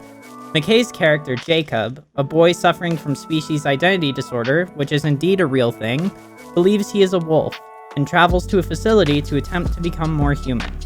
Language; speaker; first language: English; native; English